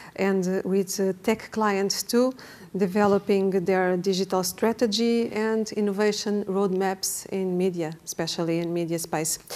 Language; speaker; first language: English; non-native, fluent; Portuguese